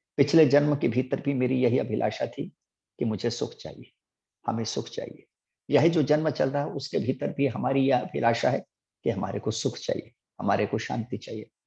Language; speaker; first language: Hindi; native; Hindi